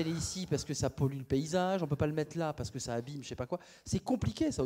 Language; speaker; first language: French; native; French